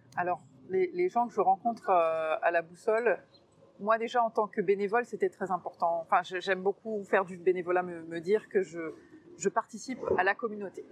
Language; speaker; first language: French; native; French